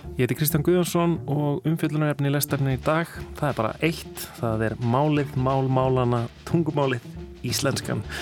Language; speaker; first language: Icelandic; native; Icelandic